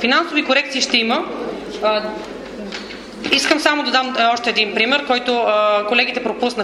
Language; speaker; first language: Bulgarian; native; Bulgarian